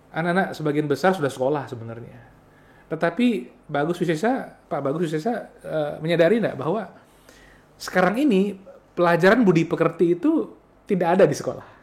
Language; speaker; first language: Indonesian; non-native, local second language; Balinese